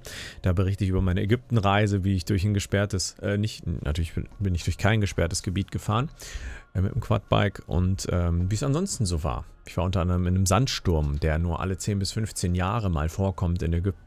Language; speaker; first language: German; native; German